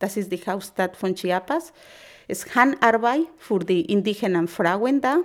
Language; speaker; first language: German; non-native, learner; Spanish